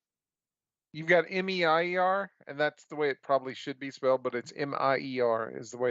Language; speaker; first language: English; native; English